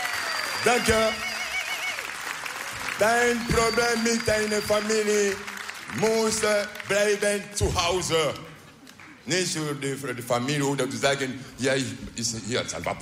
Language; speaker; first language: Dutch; non-native, learner; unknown